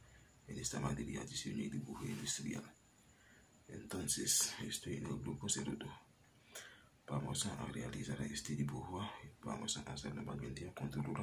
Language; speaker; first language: Spanish; non-native, learner; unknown